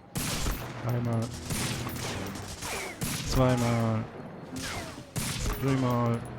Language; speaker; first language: German; native; German